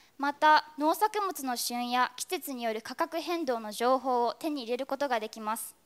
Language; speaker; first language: Japanese; native; Japanese